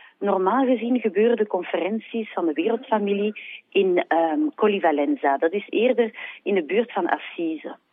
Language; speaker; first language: Dutch; native; Dutch